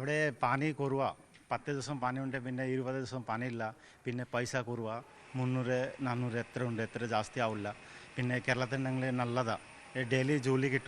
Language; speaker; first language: Malayalam; non-native, learner; Bangla